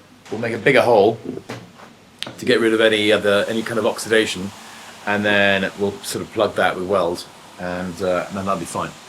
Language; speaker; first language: English; native; English